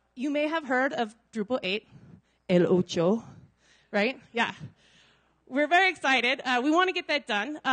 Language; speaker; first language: English; native; English